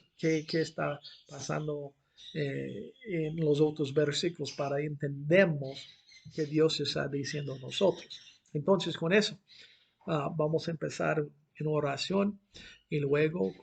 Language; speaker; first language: Spanish; non-native, fluent; English